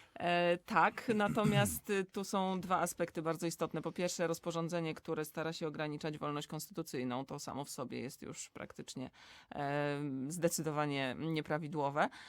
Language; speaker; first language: Polish; native; Polish